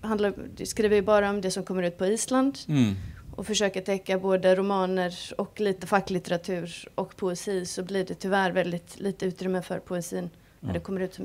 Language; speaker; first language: Swedish; non-native, fluent; Icelandic